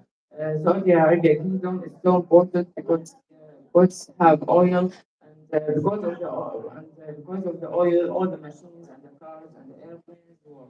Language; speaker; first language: English; non-native, learner; Arabic